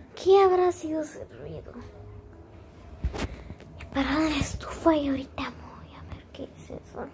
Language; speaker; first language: Spanish; native; Spanish